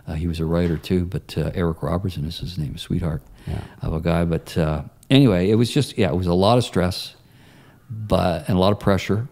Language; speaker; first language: English; native; English